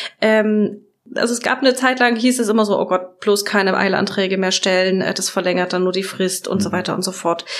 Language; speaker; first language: German; native; German